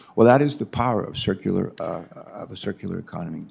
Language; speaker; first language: English; native; English